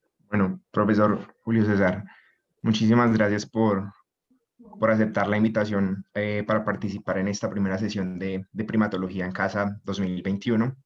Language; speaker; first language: Spanish; native; Spanish